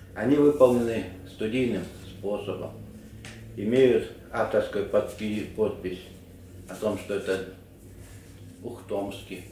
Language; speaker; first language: Russian; native; Russian